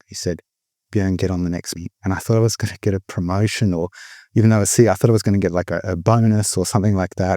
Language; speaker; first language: English; native; English